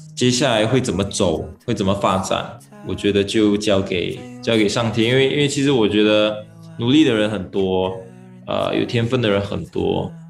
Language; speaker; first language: Chinese; non-native, local second language; Malay